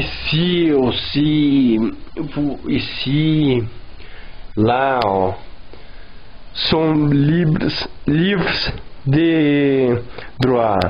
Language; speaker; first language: French; non-native, learner; Portuguese